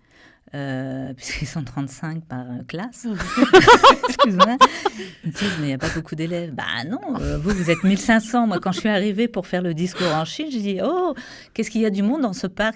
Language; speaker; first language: French; native; French